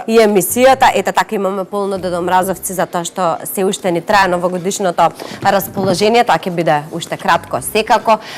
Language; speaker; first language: Macedonian; native; Macedonian